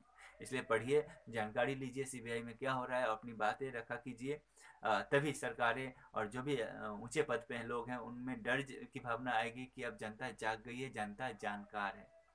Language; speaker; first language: Hindi; native; Hindi